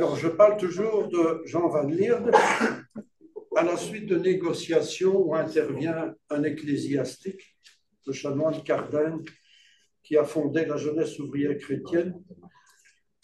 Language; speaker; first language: French; native; French